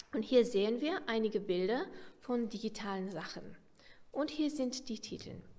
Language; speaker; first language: German; non-native, fluent; English